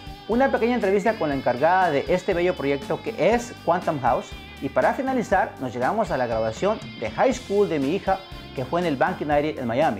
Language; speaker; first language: Spanish; native; Spanish